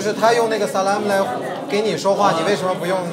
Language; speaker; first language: Chinese; non-native, local second language; Uyghur